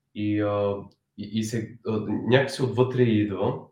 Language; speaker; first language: Bulgarian; native; Bulgarian